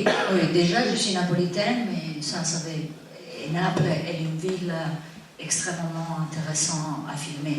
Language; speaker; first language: French; non-native, fluent; Italian